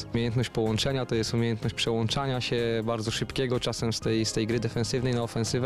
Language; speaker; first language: Polish; native; Polish